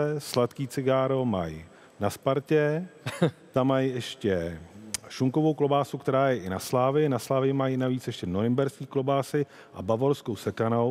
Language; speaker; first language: Czech; native; Czech